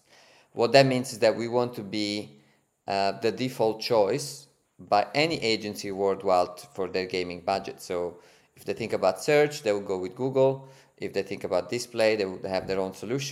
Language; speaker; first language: English; non-native, fluent; Italian